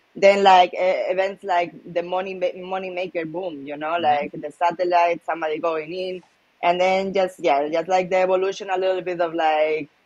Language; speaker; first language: English; non-native, fluent; Spanish